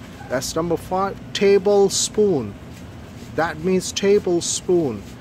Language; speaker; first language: English; non-native, local second language; Punjabi